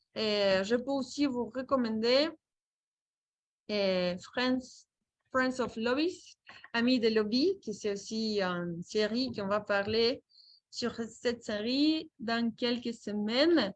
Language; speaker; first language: French; non-native, fluent; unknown